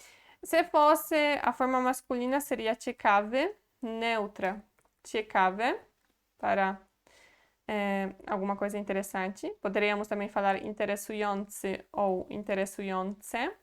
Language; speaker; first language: Portuguese; non-native, fluent; Polish